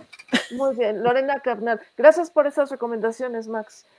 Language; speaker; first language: Spanish; native; Spanish